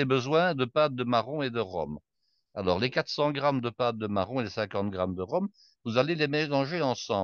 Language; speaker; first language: French; native; French